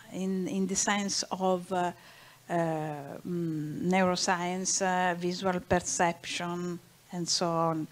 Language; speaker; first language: English; non-native, learner; Italian